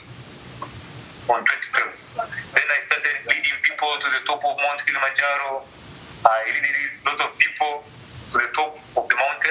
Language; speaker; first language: English; non-native, local second language; Swahili